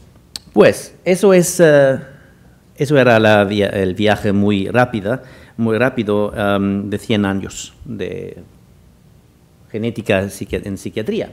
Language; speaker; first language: Spanish; non-native, fluent; German